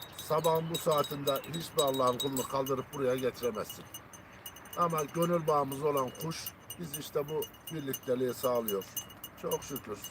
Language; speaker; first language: Turkish; native; Turkish